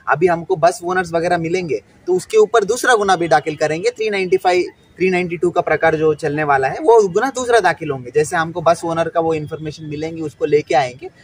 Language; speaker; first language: Hindi; non-native, local second language; Telugu